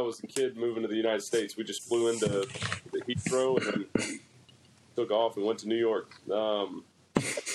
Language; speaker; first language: English; native; English